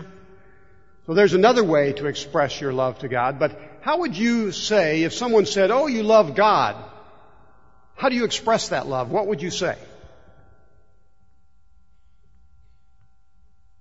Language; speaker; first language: English; native; English